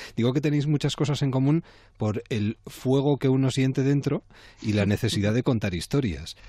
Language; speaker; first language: Spanish; native; Spanish